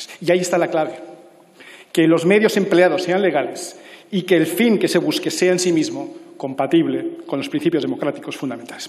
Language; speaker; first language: Spanish; native; Spanish